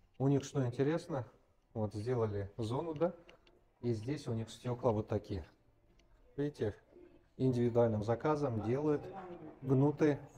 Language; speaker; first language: Russian; non-native, local second language; Kazakh